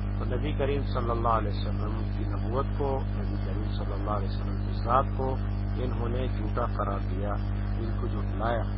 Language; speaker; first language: Urdu; non-native, local second language; Pashto